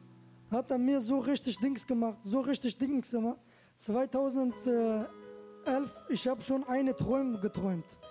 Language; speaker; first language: German; non-native, learner; Turkish